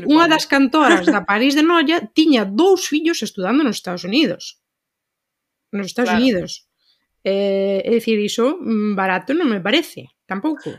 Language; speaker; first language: Galician; native; Galician